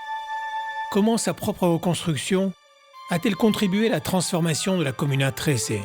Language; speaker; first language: French; native; French